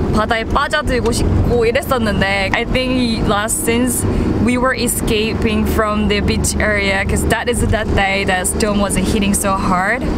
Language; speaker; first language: English; non-native, fluent; Korean